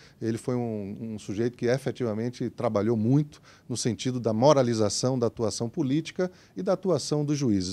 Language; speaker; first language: Portuguese; native; Portuguese